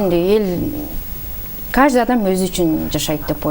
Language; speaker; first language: Kyrgyz; early bilingual, heritage; Kyrgyz